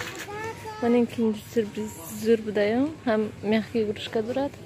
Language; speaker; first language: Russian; non-native, learner; Tajik